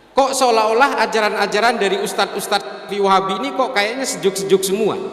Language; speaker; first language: Indonesian; non-native, local second language; Madurese